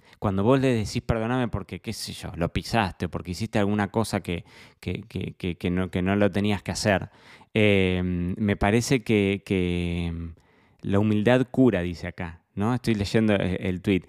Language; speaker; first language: Spanish; native; Spanish